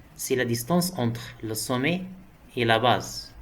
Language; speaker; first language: French; non-native, local second language; Arabic